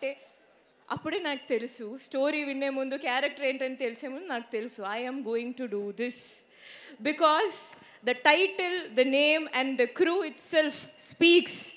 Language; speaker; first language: Telugu; non-native, learner; Malayalam